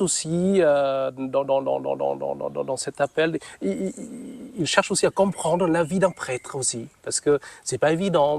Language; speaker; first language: French; non-native, fluent; Vietnamese